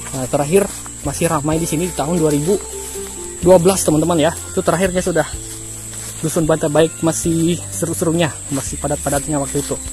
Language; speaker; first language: Indonesian; non-native, local second language; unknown